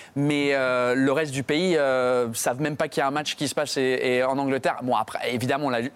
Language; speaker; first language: French; non-native, fluent; English